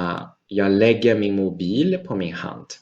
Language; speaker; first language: Swedish; non-native, fluent; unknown